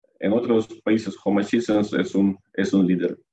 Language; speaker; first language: Spanish; non-native, learner; Russian